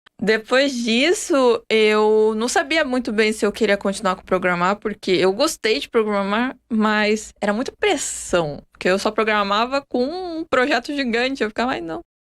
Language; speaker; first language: Portuguese; native; Portuguese